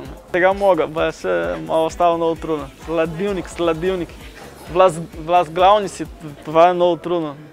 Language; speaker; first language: Bulgarian; non-native, learner; Portuguese